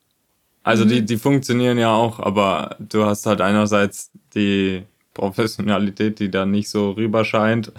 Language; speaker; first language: German; native; German